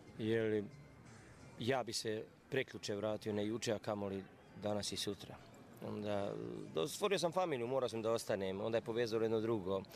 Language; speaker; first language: Serbian; native; Serbian